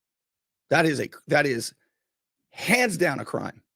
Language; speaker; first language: English; native; English